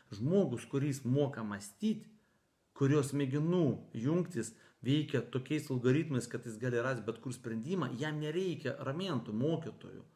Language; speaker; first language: Lithuanian; native; Lithuanian